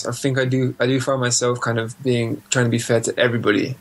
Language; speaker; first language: English; native; English